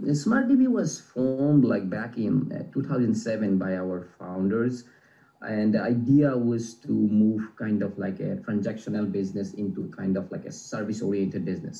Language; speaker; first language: English; non-native, local second language; Assamese